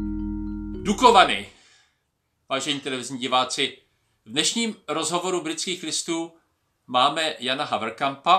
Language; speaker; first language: Czech; native; Czech